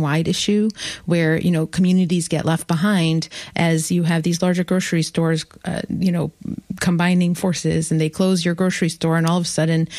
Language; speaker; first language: English; native; English